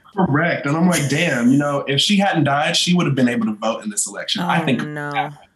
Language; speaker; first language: English; native; English